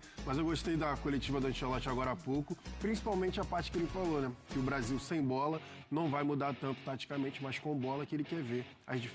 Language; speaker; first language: Portuguese; native; Portuguese